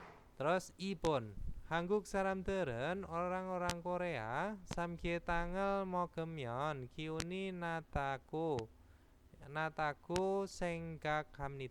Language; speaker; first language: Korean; non-native, fluent; Indonesian